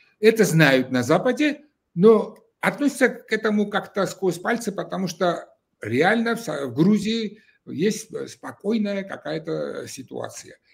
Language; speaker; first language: Russian; non-native, local second language; Georgian